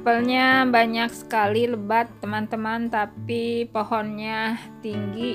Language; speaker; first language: Indonesian; native; Indonesian